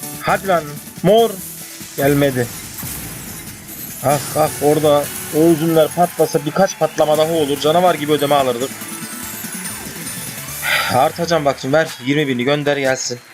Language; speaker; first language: Turkish; native; Turkish